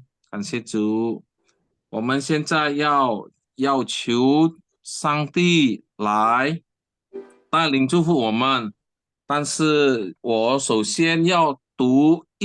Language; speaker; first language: Chinese; non-native, learner; Indonesian